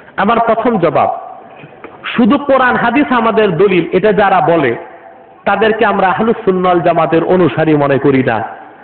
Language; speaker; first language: Bangla; non-native, local second language; Urdu